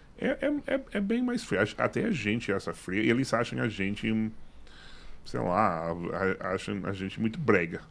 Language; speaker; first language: Portuguese; non-native, fluent; English